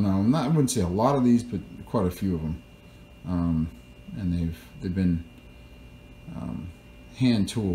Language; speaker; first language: English; native; English